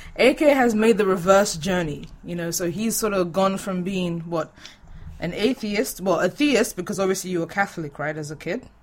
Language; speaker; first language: English; non-native, local second language; Yoruba